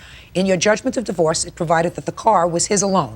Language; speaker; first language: English; native; English